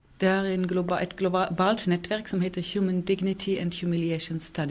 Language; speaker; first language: Norwegian; non-native, fluent; German